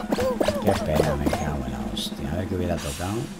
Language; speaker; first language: Spanish; native; Spanish